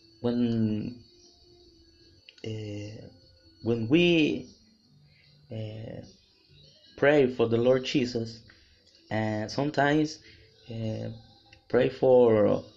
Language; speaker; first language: English; non-native, learner; Spanish